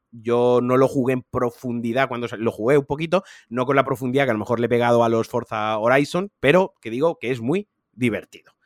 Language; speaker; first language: Spanish; native; Spanish